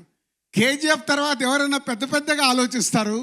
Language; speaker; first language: Telugu; native; Telugu